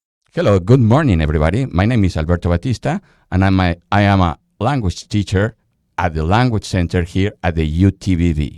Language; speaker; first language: English; non-native, fluent; Spanish